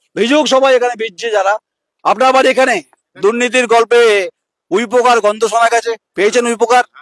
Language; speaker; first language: Bangla; native; Bangla